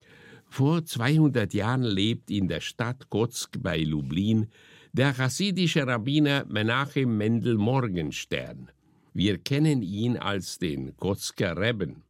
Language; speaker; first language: German; native; German